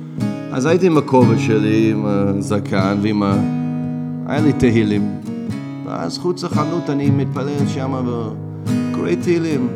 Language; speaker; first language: Hebrew; non-native, fluent; English